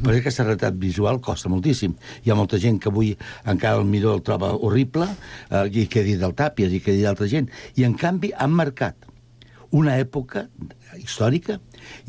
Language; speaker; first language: Catalan; native; Catalan